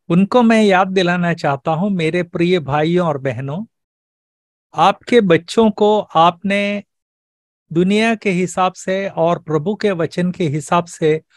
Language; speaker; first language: Hindi; native; Hindi